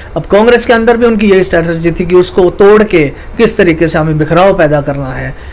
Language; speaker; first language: Hindi; native; Hindi